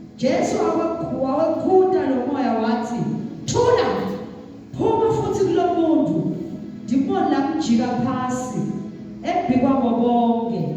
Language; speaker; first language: Zulu; non-native, local second language; Swati